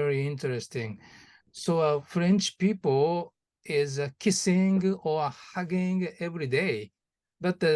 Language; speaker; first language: English; non-native, learner; Japanese